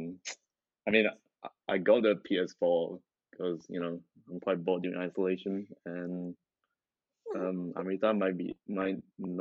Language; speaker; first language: English; non-native, local second language; Chinese